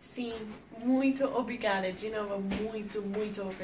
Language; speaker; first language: Portuguese; non-native, fluent; English